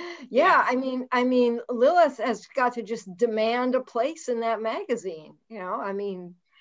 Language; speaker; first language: English; native; English